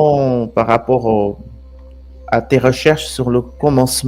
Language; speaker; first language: French; non-native, fluent; Portuguese